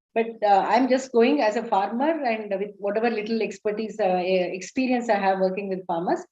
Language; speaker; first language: English; non-native, local second language; Kannada